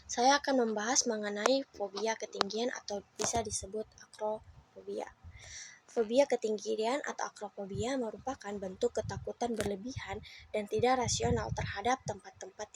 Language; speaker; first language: Indonesian; native; Indonesian